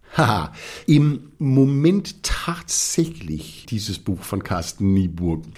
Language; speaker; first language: German; non-native, fluent; Danish